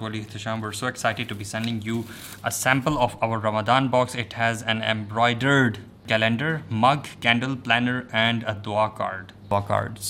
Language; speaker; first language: English; non-native, local second language; Urdu